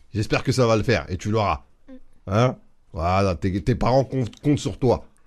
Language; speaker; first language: French; native; French